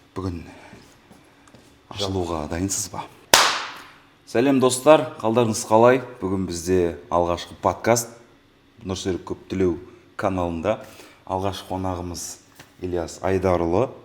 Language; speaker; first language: Kazakh; native; Kazakh